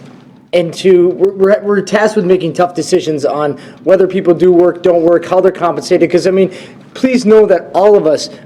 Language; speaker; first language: English; native; English